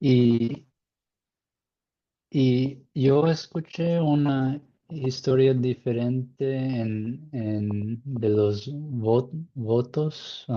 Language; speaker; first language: Spanish; non-native, learner; English